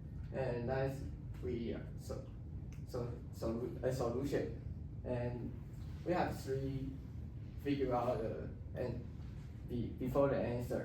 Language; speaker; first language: English; non-native, learner; Chinese